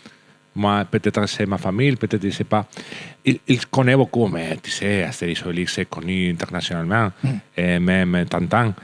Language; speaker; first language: French; non-native, learner; Spanish